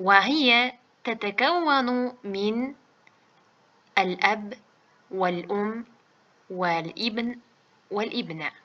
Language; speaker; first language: Arabic; non-native, fluent; Uzbek